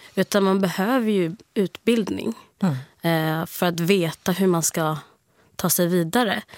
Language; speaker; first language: Swedish; early bilingual, heritage; Swedish